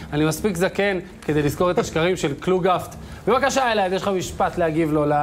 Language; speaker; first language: Hebrew; native; Hebrew